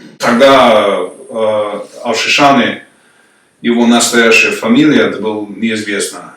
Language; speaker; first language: Russian; non-native, fluent; English